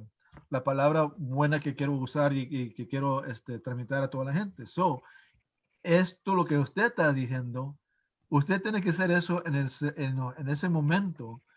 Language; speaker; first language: Spanish; early bilingual, heritage; English